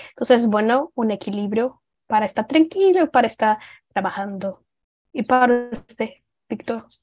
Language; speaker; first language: Spanish; non-native, fluent; Portuguese